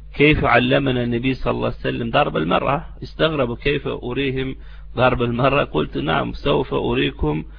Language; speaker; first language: Arabic; non-native, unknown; Turkish